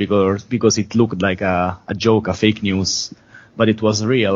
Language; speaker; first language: English; non-native, fluent; Italian